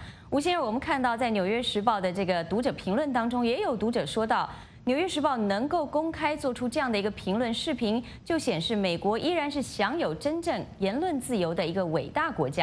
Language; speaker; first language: Chinese; native; Chinese